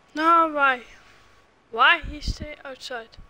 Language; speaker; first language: English; non-native, learner; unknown